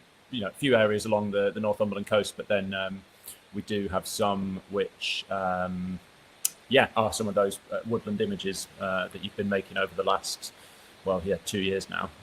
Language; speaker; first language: English; native; English